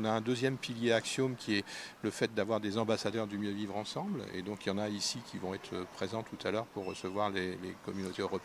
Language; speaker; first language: French; native; French